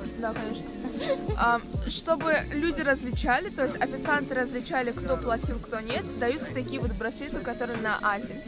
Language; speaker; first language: Russian; non-native, local second language; Azerbaijani